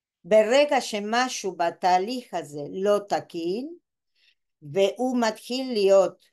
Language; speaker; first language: Hebrew; non-native, fluent; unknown